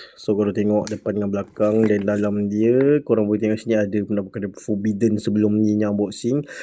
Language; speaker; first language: Malay; native; Malay